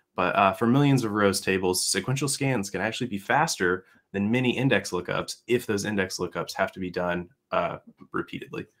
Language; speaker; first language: English; native; English